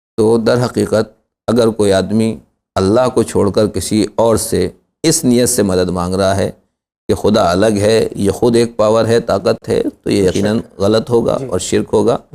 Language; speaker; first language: Urdu; native; Urdu